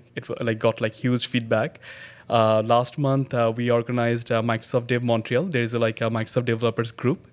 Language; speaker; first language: English; non-native, local second language; Bangla